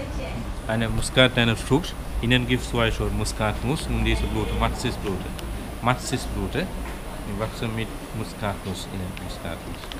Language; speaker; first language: German; non-native, learner; Sinhala